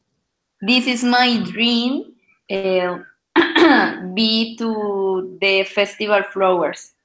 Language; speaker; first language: English; non-native, learner; Spanish